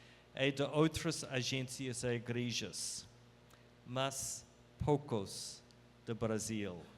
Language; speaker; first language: Portuguese; non-native, fluent; English